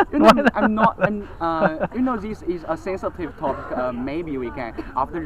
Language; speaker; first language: English; non-native, learner; Chinese